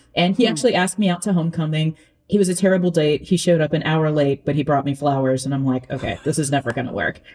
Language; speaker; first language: English; early bilingual, other home language; Akan